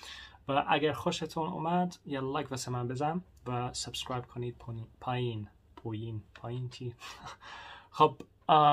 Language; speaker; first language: Persian; non-native, learner; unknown